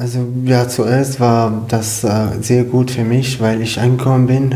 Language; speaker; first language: German; non-native, learner; Arabic